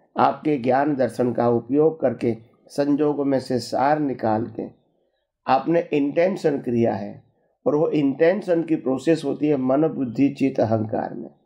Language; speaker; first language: Hindi; non-native, local second language; Gujarati